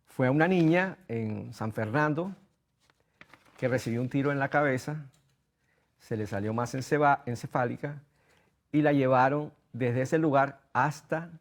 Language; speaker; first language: Spanish; native; Spanish